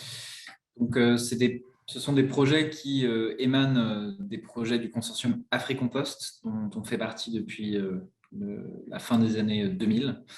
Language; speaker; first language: French; native; French